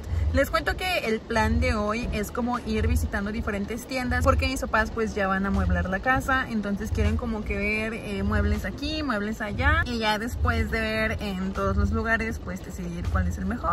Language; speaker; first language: Spanish; native; Spanish